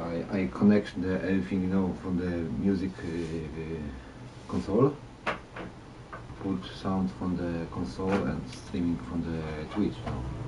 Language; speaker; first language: English; non-native, learner; Polish